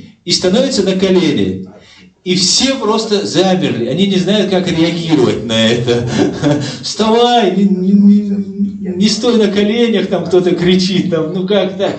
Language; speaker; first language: Russian; non-native, local second language; Chechen